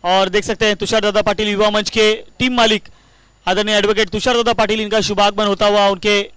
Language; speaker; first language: Hindi; non-native, local second language; Marathi